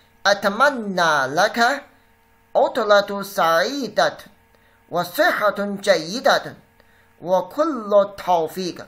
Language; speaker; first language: Arabic; non-native, fluent; Chinese